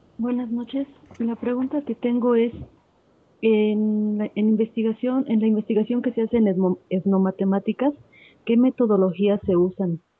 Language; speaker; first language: Spanish; native; Spanish